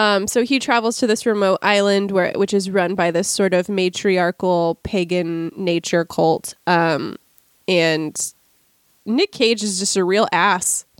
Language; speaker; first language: English; native; English